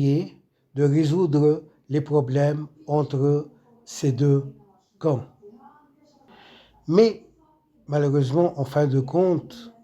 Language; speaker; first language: French; non-native, local second language; Arabic